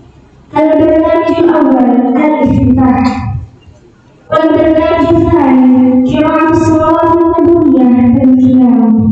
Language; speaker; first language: Arabic; non-native, learner; Indonesian